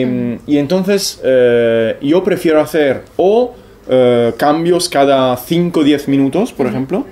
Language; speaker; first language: Spanish; non-native, fluent; Italian